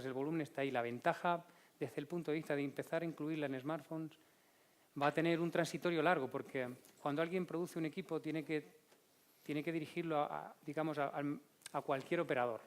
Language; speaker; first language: Spanish; native; Spanish